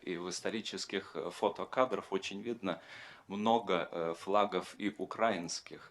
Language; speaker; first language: Russian; non-native, fluent; Lithuanian